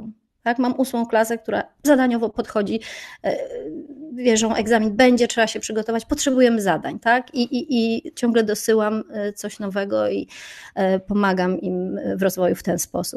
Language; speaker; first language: Polish; native; Polish